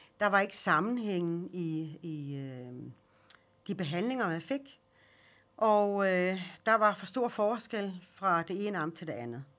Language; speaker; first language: Danish; early bilingual, other home language; Swedish